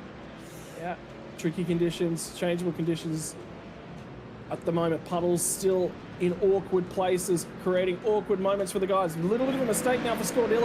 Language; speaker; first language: English; native; English